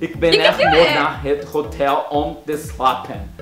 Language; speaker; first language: Dutch; non-native, learner; Portuguese